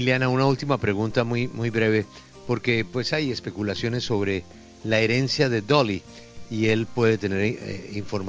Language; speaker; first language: Spanish; native; Spanish